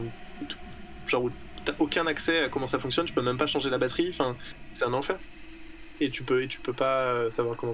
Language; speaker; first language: French; native; French